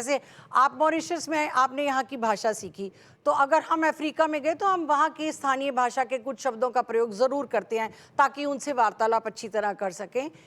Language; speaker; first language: Hindi; native; Hindi